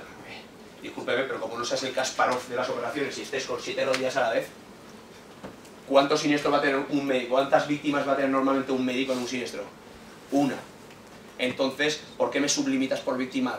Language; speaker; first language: Spanish; native; Spanish